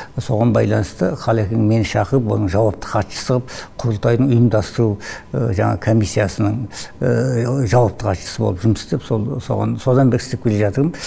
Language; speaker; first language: Kazakh; native; Kazakh